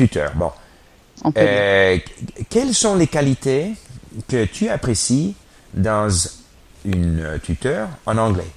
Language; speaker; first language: French; non-native, fluent; English